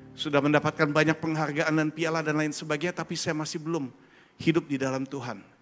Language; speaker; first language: Indonesian; early bilingual, heritage; German